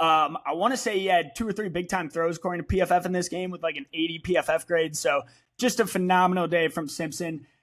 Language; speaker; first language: English; native; English